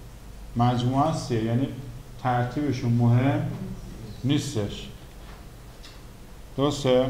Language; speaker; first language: Persian; native; Persian